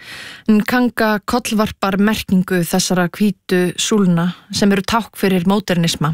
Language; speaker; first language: Icelandic; native; Icelandic